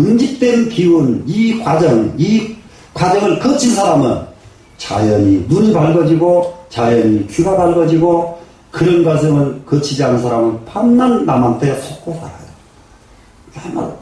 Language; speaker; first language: Korean; native; Korean